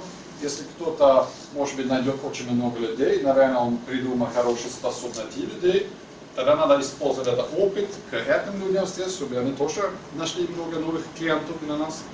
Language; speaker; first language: Russian; non-native, learner; Swedish